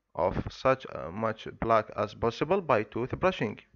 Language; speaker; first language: English; non-native, fluent; Arabic